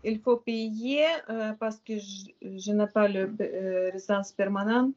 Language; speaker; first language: French; non-native, learner; Ukrainian